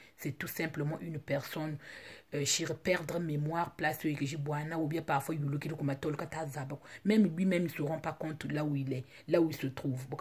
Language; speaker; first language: French; non-native, local second language; Lingala